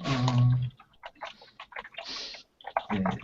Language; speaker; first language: English; non-native, learner; Thai